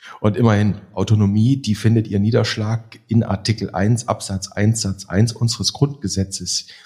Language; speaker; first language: German; native; German